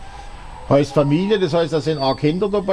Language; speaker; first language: German; native; German